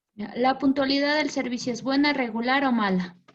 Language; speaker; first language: Spanish; native; Spanish